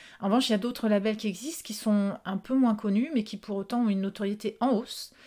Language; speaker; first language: French; native; French